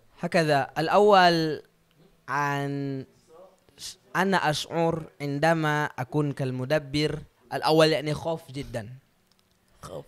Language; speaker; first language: Arabic; non-native, learner; Indonesian